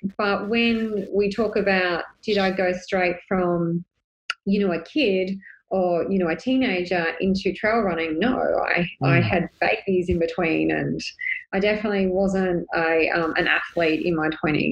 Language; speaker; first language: English; native; English